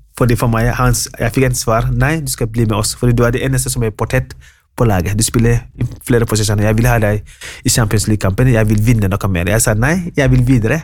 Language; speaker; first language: Norwegian; non-native, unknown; Wolof